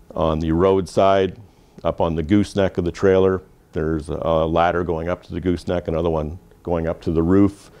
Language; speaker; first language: English; native; English